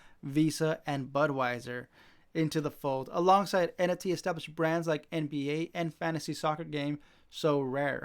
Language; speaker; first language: English; native; English